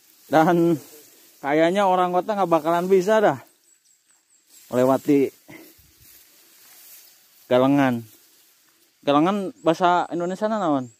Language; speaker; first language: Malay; non-native, local second language; Sundanese